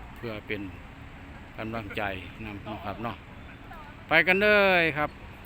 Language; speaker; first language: Thai; non-native, local second language; Northeastern Thai